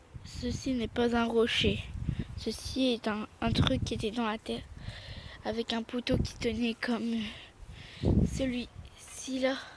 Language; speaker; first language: French; native; French